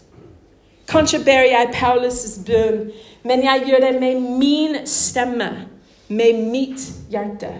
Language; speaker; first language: Norwegian; non-native, fluent; English